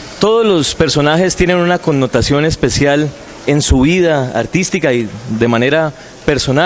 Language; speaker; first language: Spanish; native; Spanish